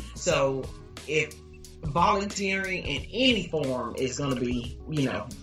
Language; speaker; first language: English; native; English